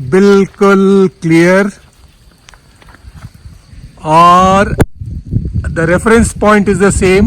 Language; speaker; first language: Hindi; native; Hindi